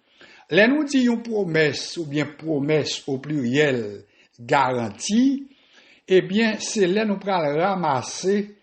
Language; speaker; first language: French; non-native, local second language; Haitian Creole